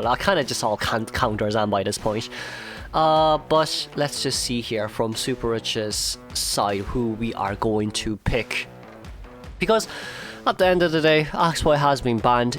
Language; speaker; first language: English; non-native, fluent; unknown